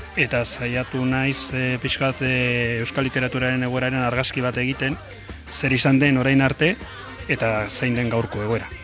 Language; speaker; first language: Basque; non-native, local second language; Spanish